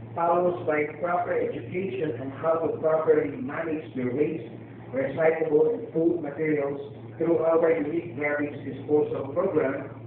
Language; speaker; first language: English; non-native, local second language; Filipino